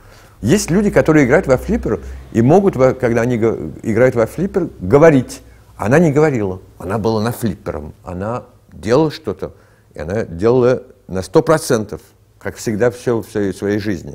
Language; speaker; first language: Russian; early bilingual, heritage; Russian